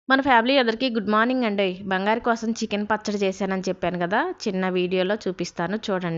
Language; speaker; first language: Telugu; native; Telugu